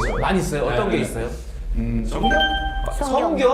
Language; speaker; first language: Korean; native; Korean